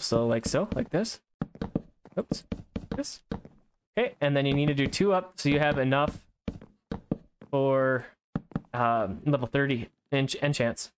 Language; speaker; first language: English; native; English